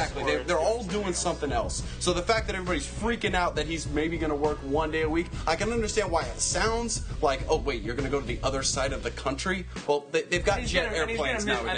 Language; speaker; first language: English; native; English